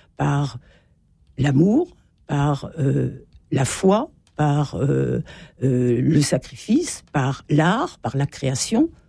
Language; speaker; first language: French; native; French